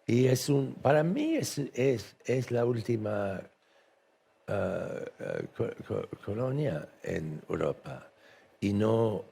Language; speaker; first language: Spanish; non-native, fluent; English